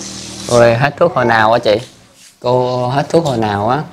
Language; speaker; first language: Vietnamese; native; Vietnamese